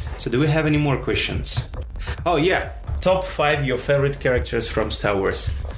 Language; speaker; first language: English; non-native, fluent; Russian